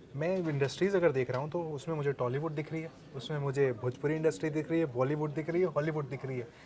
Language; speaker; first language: Hindi; native; Hindi